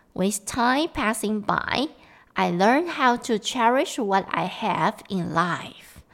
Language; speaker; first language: English; non-native, fluent; Chinese